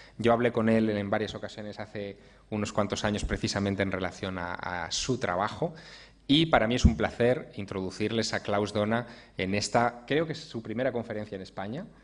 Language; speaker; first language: Spanish; native; Spanish